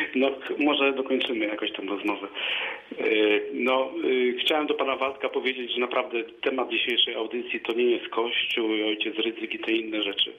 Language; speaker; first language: Polish; native; Polish